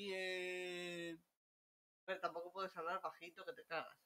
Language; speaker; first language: Spanish; native; Spanish